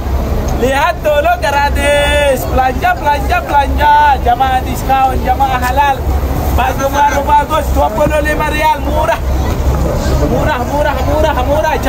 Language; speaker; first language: Indonesian; non-native, learner; Arabic